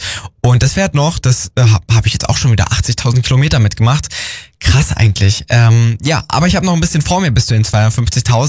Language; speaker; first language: German; native; German